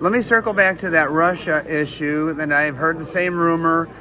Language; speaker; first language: English; native; English